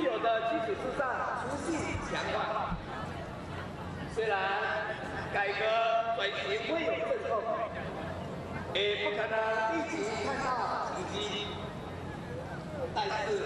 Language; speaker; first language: Chinese; native; Chinese